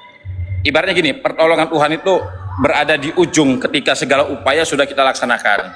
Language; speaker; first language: Indonesian; native; Indonesian